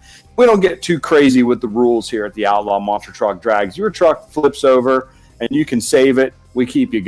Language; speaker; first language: English; native; English